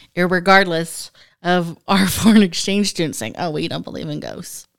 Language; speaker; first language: English; native; English